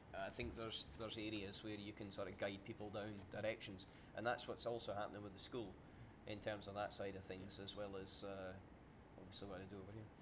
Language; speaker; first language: English; native; English